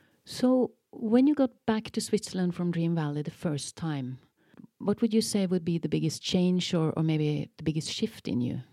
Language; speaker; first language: English; non-native, fluent; Norwegian